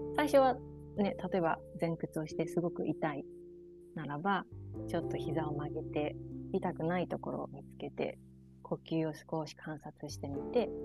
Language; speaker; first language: Japanese; early bilingual, other home language; Chinese